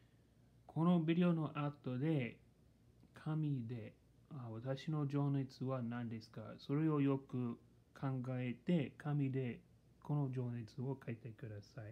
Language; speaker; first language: Japanese; non-native, learner; English